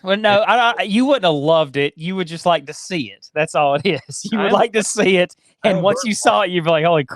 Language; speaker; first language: English; native; English